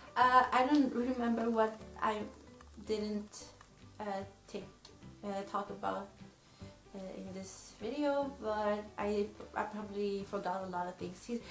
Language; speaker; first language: English; non-native, fluent; Swedish